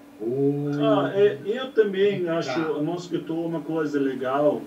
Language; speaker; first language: Portuguese; non-native, learner; English